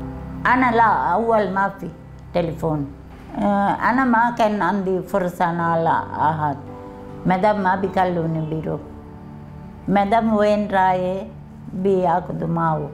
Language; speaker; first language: Arabic; non-native, learner; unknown